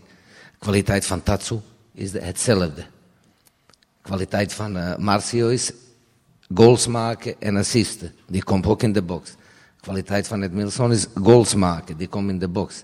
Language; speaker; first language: Dutch; non-native, fluent; Serbian